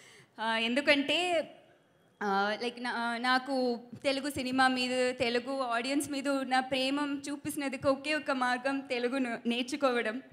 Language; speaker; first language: Telugu; non-native, learner; Tamil